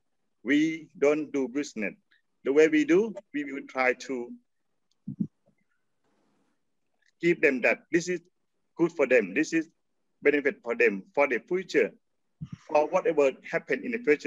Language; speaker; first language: English; non-native, learner; Thai